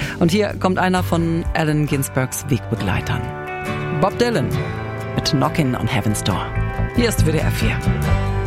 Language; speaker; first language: German; native; German